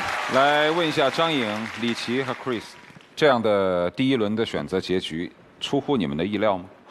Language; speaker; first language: Chinese; native; Chinese